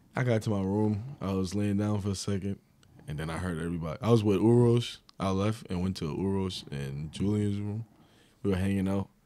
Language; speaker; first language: English; native; English